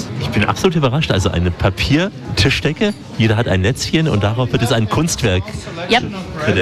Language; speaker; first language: German; native; German